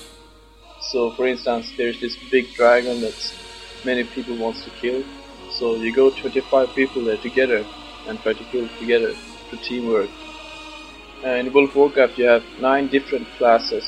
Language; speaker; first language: English; non-native, fluent; Swedish